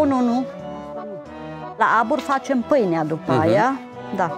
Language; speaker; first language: Romanian; non-native, local second language; Czech